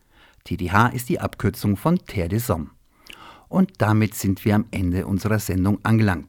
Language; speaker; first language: German; native; German